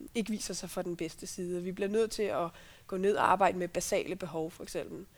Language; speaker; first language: Danish; native; Danish